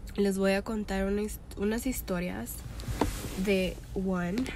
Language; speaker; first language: Spanish; early bilingual, heritage; Spanish